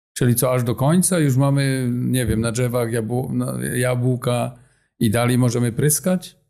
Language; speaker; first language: Polish; native; Polish